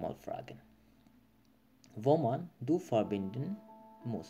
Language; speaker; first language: German; non-native, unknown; Bangla